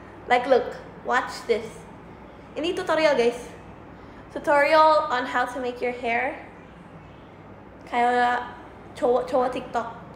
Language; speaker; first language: English; native; English